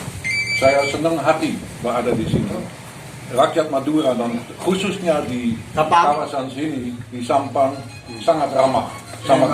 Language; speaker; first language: Indonesian; non-native, fluent; Dutch